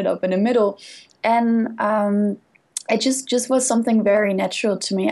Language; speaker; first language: English; non-native, fluent; Dutch